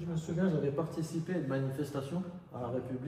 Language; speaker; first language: French; native; French